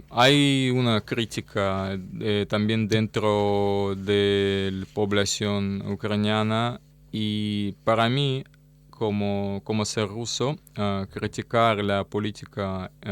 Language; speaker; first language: Spanish; non-native, learner; Russian